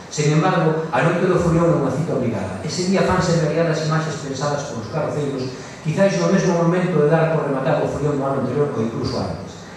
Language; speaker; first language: Galician; native; Galician